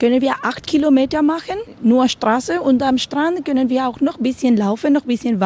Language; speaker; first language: German; non-native, learner; Spanish